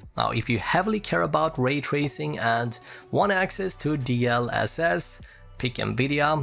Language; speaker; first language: English; native; English